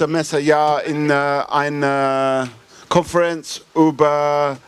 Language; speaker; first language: German; non-native, learner; English